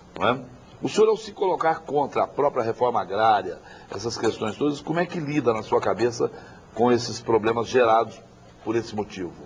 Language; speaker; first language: Portuguese; native; Portuguese